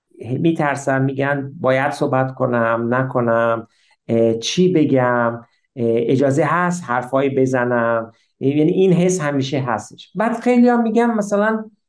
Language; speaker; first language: Persian; early bilingual, heritage; English